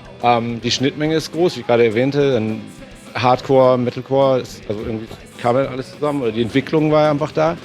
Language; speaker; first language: German; native; German